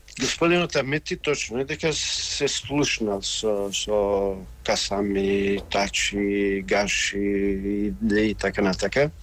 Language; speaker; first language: Macedonian; non-native, local second language; Albanian